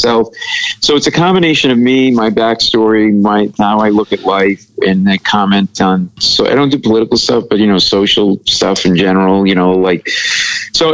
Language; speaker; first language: English; native; English